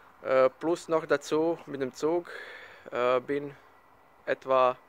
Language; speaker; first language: German; non-native, learner; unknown